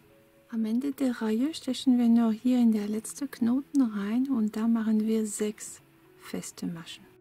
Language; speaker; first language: German; non-native, fluent; French